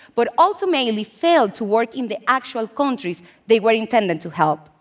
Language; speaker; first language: English; non-native, fluent; Spanish